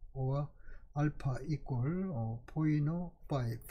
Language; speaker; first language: English; non-native, fluent; Korean